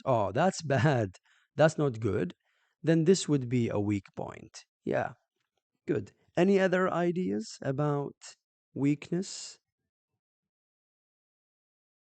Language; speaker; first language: English; non-native, fluent; Arabic